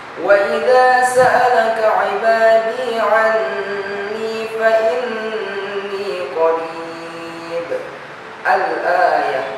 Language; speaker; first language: Arabic; non-native, learner; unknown